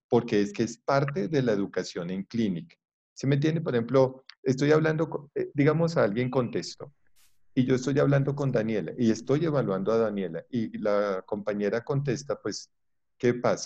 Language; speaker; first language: Spanish; native; Spanish